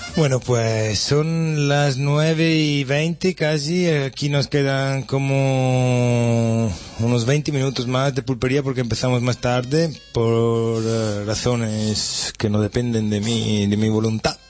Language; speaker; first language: Spanish; non-native, fluent; Italian